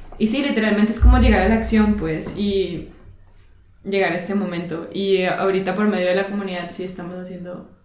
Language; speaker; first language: Spanish; native; Spanish